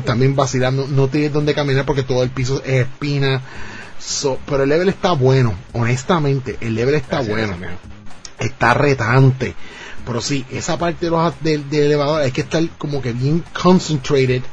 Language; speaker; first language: Spanish; native; Spanish